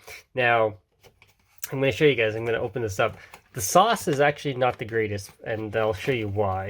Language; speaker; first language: English; native; English